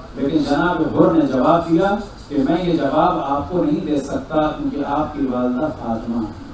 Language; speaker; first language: Urdu; native; Urdu